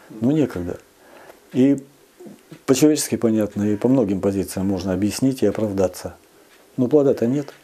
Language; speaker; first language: Russian; native; Russian